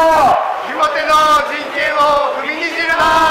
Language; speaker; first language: Japanese; native; Japanese